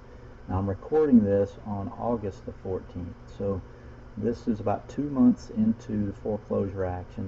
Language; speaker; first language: English; native; English